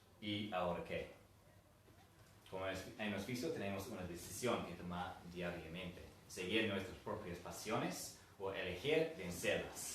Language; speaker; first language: Spanish; non-native, fluent; English